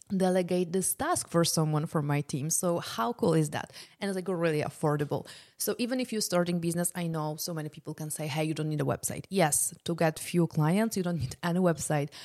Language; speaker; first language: English; non-native, fluent; Polish